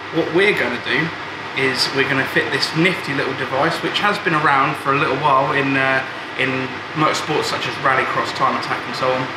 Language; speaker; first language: English; native; English